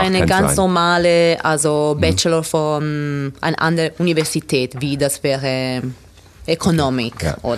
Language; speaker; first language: German; non-native, learner; Italian